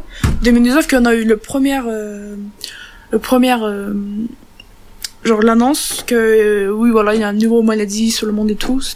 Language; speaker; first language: French; non-native, learner; Turkish